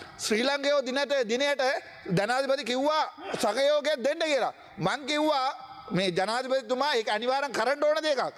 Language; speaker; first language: Sinhala; non-native, local second language; Tamil